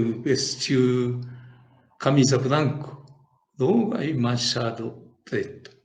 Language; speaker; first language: Portuguese; non-native, learner; Japanese